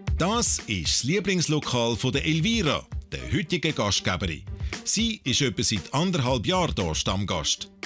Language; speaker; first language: German; native; German